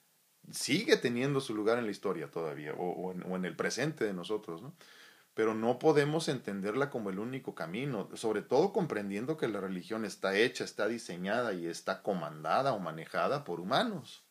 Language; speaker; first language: Spanish; native; Spanish